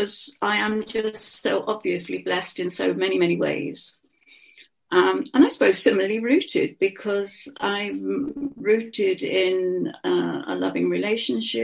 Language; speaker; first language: English; native; English